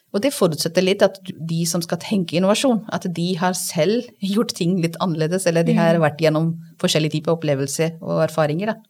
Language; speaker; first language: Norwegian; non-native, fluent; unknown